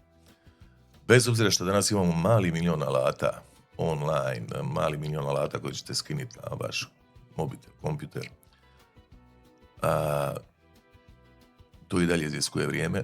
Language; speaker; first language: Bosnian; native; Bosnian